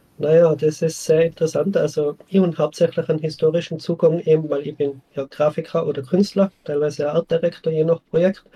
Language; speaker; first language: German; native; German